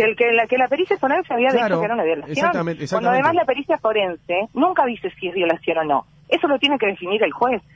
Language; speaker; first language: Spanish; native; Spanish